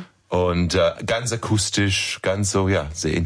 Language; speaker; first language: German; non-native, fluent; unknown